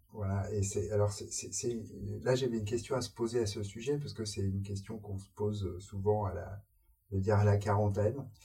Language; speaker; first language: French; native; French